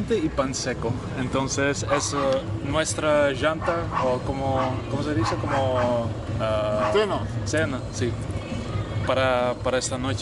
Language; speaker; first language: Spanish; non-native, learner; Dutch